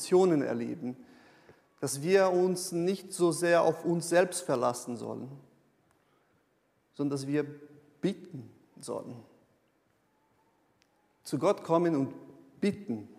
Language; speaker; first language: German; non-native, fluent; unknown